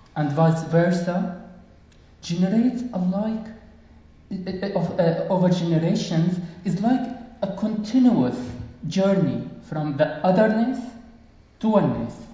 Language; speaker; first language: English; non-native, fluent; Arabic